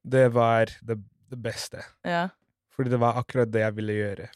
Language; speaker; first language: Norwegian; non-native, fluent; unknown